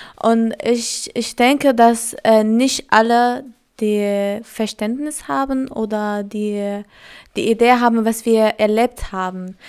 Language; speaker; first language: German; non-native, learner; Arabic